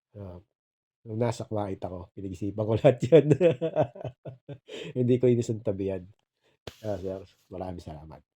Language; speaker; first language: Filipino; native; Filipino